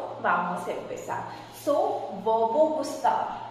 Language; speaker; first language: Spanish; non-native, fluent; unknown